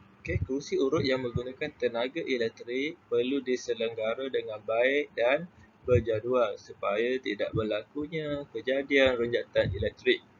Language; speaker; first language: Malay; native; Malay